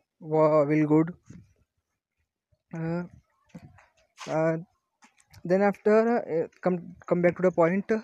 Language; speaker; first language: English; non-native, learner; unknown